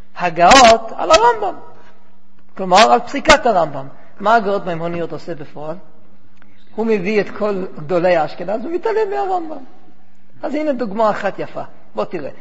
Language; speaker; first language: Hebrew; non-native, fluent; English